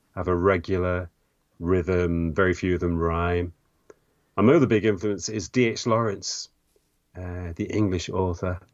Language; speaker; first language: English; native; English